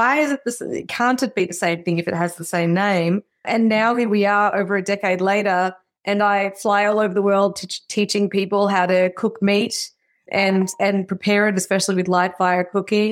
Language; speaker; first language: English; native; English